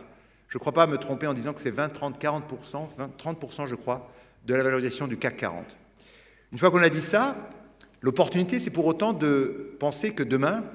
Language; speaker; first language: French; native; French